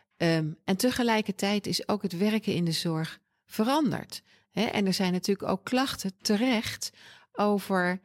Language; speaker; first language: Dutch; native; Dutch